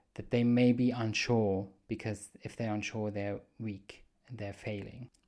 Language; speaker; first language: English; non-native, fluent; German